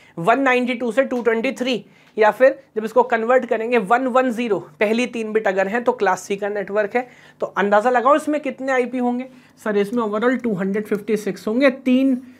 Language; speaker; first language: Hindi; native; Hindi